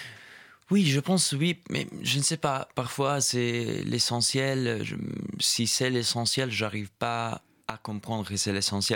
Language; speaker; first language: French; non-native, fluent; Italian